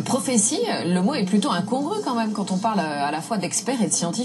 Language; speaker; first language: French; native; French